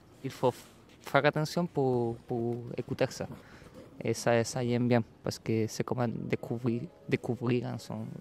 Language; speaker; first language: French; non-native, learner; Spanish